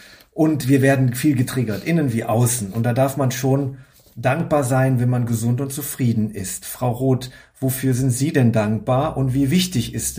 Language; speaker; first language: German; native; German